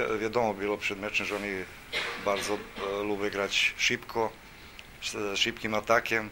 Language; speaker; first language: Polish; non-native, learner; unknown